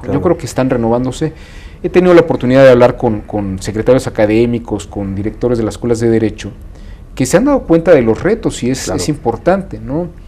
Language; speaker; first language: Spanish; native; Spanish